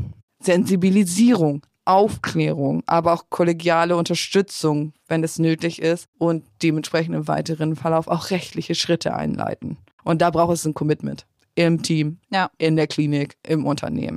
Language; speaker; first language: German; native; German